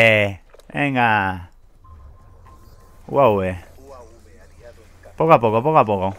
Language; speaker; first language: Spanish; native; Spanish